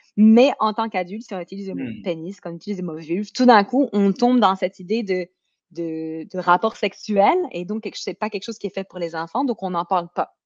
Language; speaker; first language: French; native; French